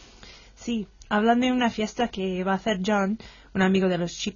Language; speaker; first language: Spanish; non-native, fluent; English